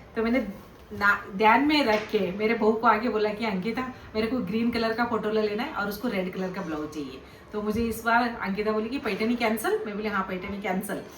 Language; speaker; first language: Hindi; non-native, local second language; Kannada